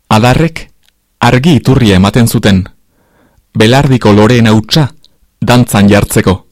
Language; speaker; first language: Basque; native; Basque